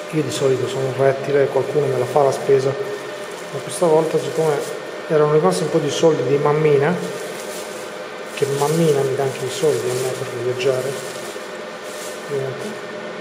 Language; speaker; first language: Italian; early bilingual, other home language; Albanian